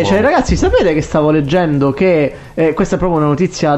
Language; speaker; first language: Italian; native; Italian